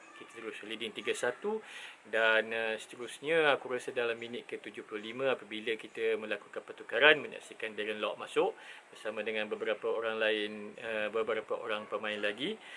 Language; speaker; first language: Malay; native; Malay